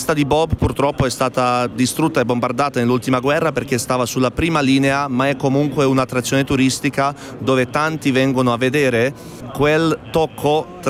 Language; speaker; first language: Italian; non-native, fluent; Bosnian